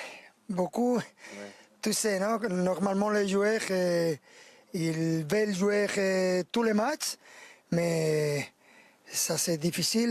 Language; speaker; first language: French; non-native, fluent; Spanish